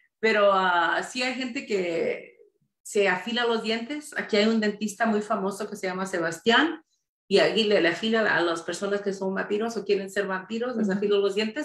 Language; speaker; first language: Spanish; early bilingual, heritage; Spanish